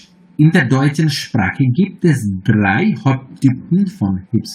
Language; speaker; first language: German; non-native, fluent; Bangla